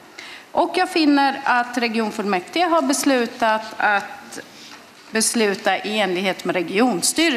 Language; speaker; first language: Swedish; native; Swedish